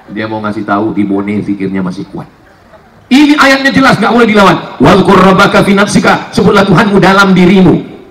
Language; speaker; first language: Indonesian; native; Indonesian